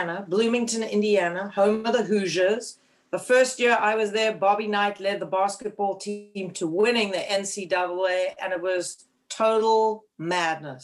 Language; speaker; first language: English; native; English